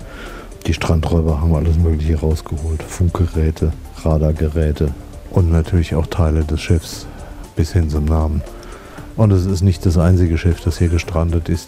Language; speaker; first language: German; native; German